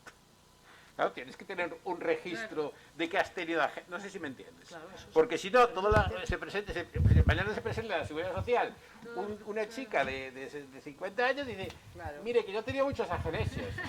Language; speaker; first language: Spanish; native; Spanish